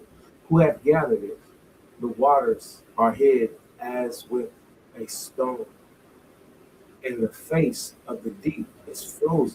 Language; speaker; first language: English; native; English